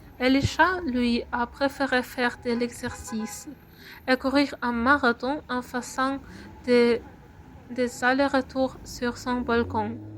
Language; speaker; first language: French; non-native, learner; Ukrainian